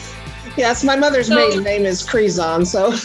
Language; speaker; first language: English; native; English